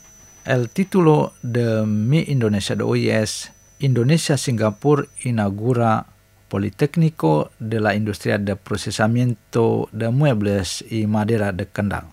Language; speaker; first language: Spanish; non-native, fluent; Indonesian